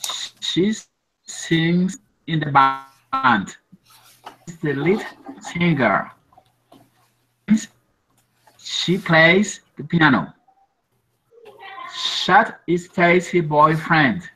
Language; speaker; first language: English; non-native, learner; Spanish